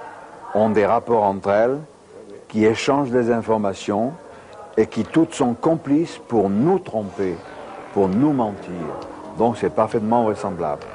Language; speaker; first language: French; native; French